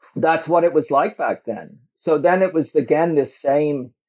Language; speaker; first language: English; native; English